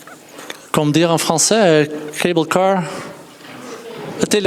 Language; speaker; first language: French; non-native, learner; Dutch